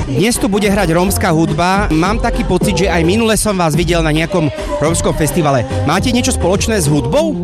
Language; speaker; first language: Slovak; native; Slovak